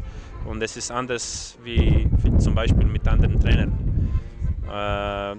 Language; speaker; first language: German; non-native, fluent; Croatian